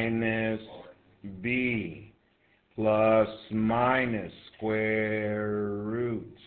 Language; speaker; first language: English; native; English